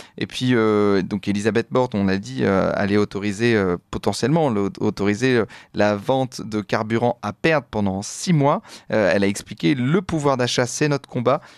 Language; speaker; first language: French; native; French